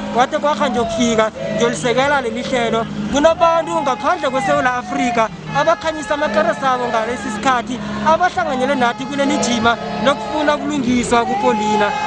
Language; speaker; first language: Zulu; non-native, local second language; South Ndebele